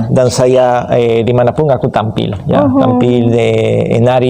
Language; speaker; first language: Indonesian; non-native, fluent; Spanish